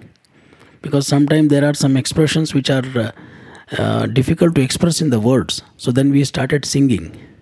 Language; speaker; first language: English; non-native, local second language; Kannada